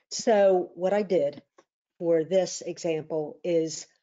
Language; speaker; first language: English; native; English